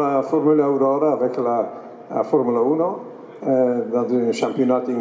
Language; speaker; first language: French; non-native, fluent; Italian